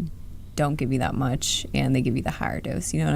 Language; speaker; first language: English; native; English